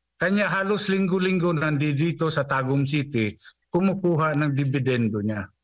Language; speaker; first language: Filipino; non-native, local second language; Cebuano